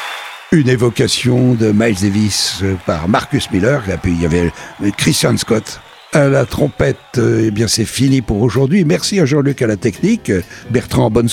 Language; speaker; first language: French; native; French